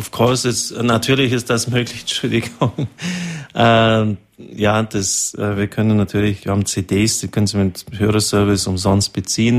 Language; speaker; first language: German; native; German